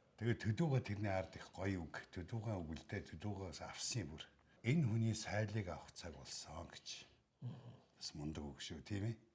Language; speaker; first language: Mongolian; native; Mongolian